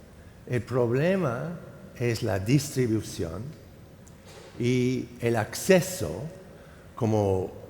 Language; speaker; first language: Spanish; non-native, fluent; English